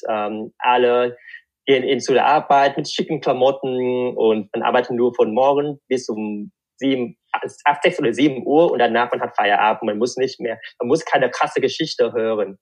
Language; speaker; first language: German; non-native, fluent; Vietnamese